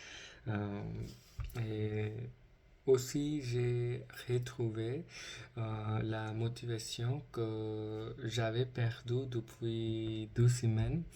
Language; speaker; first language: French; non-native, learner; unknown